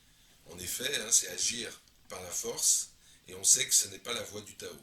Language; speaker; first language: French; native; French